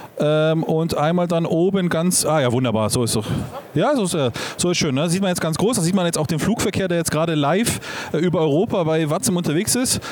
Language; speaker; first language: German; native; German